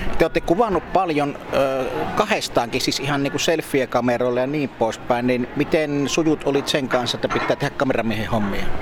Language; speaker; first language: Finnish; native; Finnish